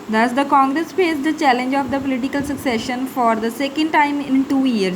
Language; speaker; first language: English; non-native, local second language; Punjabi